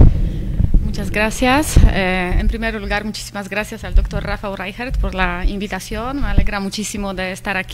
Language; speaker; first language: Spanish; non-native, fluent; Polish